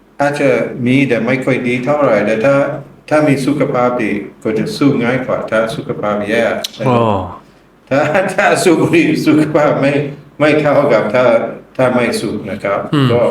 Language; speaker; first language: Thai; non-native, learner; English